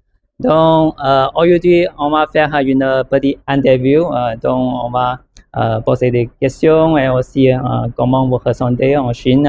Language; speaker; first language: French; non-native, learner; Chinese